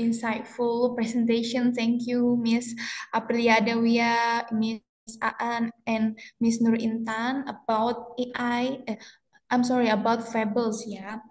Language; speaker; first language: English; non-native, fluent; Indonesian